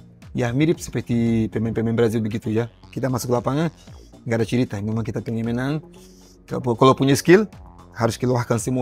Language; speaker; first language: Indonesian; non-native, learner; Portuguese